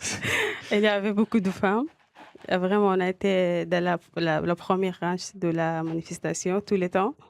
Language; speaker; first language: French; non-native, learner; Arabic